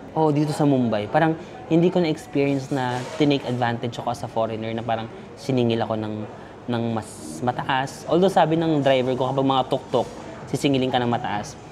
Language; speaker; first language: Filipino; non-native, local second language; Cebuano